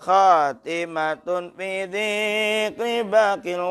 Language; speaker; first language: Arabic; non-native, fluent; Javanese